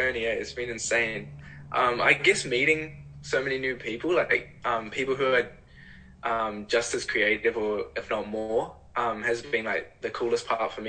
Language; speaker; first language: English; native; English